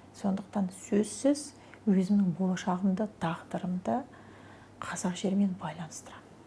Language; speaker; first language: Kazakh; non-native, local second language; Russian